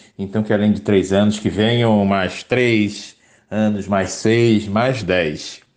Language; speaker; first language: Portuguese; native; Portuguese